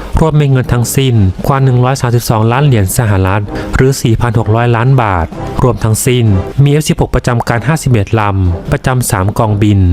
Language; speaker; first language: Thai; native; Thai